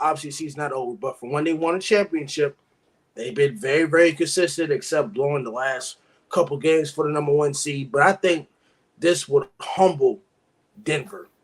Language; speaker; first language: English; native; English